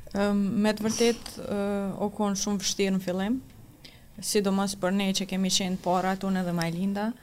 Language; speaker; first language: Albanian; native; Albanian